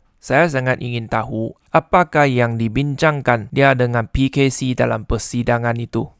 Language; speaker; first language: Malay; non-native, local second language; Chinese